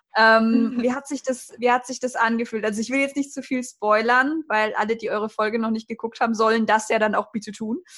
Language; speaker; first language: German; native; German